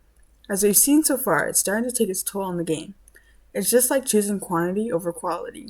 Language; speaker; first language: English; native; English